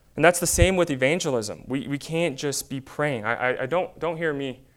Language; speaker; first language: English; early bilingual, other home language; Korean